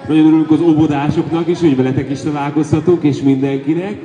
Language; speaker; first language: Hungarian; native; Hungarian